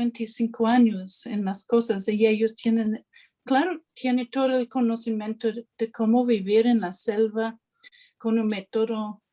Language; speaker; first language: Spanish; non-native, fluent; English